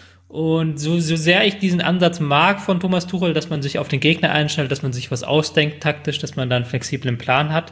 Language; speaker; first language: German; native; German